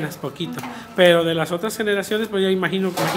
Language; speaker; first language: Spanish; native; Spanish